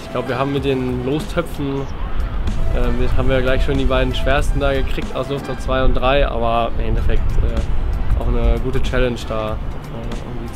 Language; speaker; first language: German; native; German